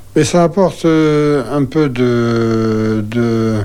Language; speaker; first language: French; native; French